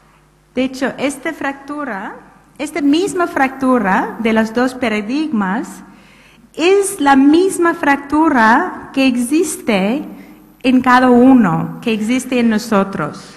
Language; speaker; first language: Spanish; non-native, fluent; English